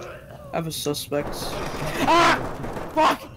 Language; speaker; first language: English; native; English